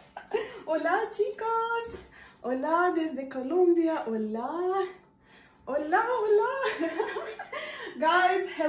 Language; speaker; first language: Spanish; non-native, learner; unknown